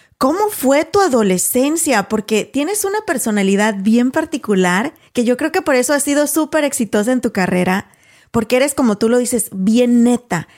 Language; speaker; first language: Spanish; native; Spanish